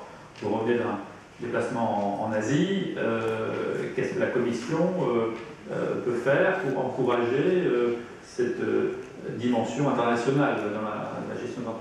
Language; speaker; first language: French; native; French